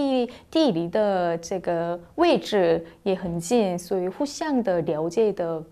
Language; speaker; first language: Chinese; non-native, fluent; Korean